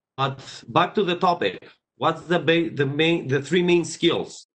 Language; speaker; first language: English; non-native, fluent; Greek